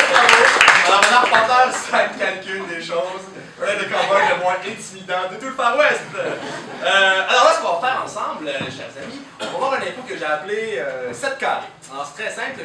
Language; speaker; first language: French; native; French